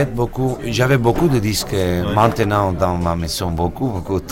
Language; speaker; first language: French; non-native, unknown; Spanish